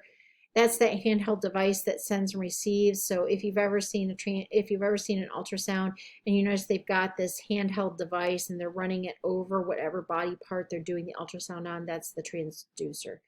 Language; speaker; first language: English; native; English